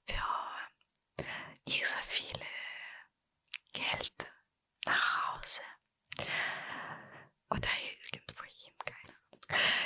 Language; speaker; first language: German; non-native, fluent; Russian